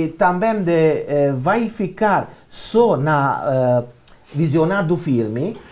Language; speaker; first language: Portuguese; non-native, learner; Romanian